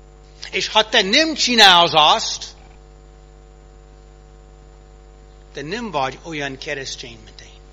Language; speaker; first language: Hungarian; non-native, fluent; English